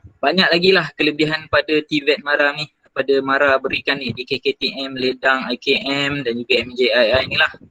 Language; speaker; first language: Malay; native; Malay